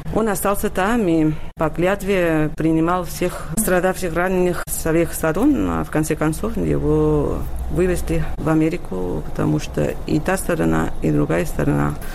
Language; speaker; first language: Russian; non-native, fluent; Catalan